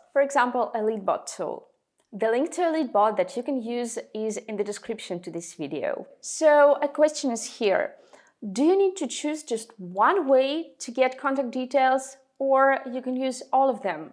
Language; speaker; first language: English; non-native, fluent; Russian